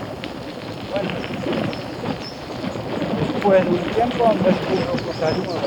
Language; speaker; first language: Spanish; non-native, local second language; Galician